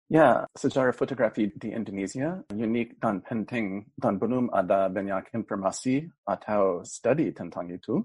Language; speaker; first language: Indonesian; non-native, fluent; English